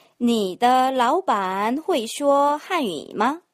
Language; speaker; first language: Chinese; non-native, fluent; Korean